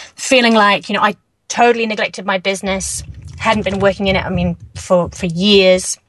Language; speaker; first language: English; native; English